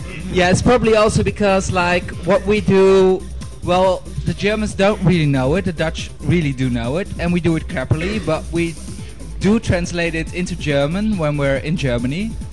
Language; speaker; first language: English; non-native, fluent; Dutch